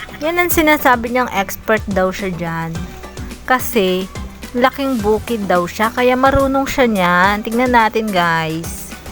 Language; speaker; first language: Filipino; non-native, local second language; Bikol